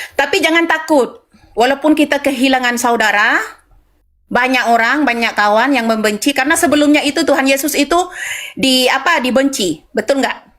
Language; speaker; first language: Indonesian; non-native, local second language; Madurese